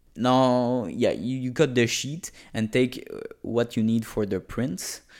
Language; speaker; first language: English; non-native, fluent; French